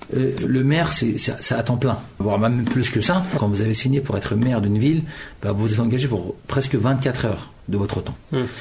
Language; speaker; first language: French; early bilingual, other home language; Turkish